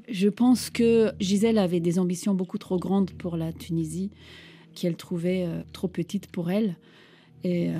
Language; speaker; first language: French; non-native, fluent; Turkish